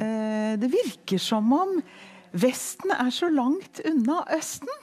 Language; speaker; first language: Norwegian; early bilingual, heritage; Norwegian